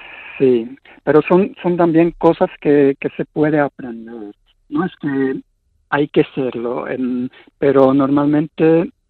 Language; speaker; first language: Spanish; non-native, fluent; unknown